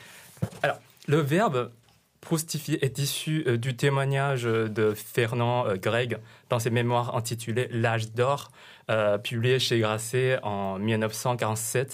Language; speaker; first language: French; non-native, fluent; Chinese